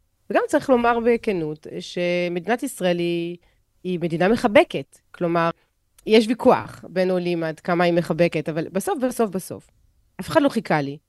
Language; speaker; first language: Hebrew; non-native, fluent; French